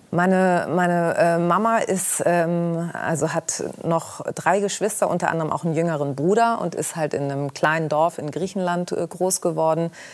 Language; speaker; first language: German; early bilingual, other home language; Greek